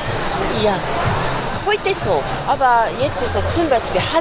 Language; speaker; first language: German; non-native, learner; Japanese